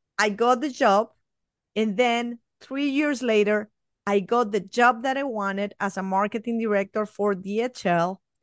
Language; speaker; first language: English; non-native, fluent; Spanish